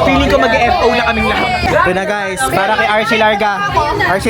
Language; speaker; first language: Filipino; native; Filipino